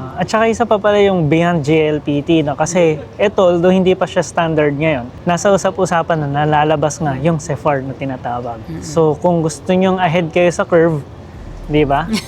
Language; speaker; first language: Filipino; native; Filipino